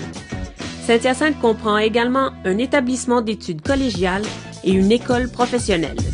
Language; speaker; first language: French; native; French